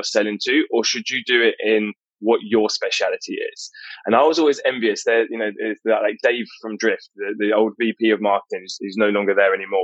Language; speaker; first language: English; native; English